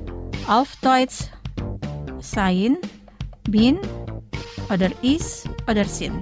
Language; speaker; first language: German; non-native, fluent; Indonesian